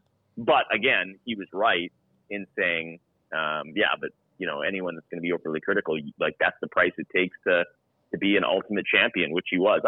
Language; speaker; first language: English; native; English